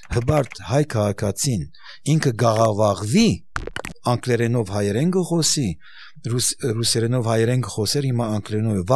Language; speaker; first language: Armenian; early bilingual, heritage; Armenian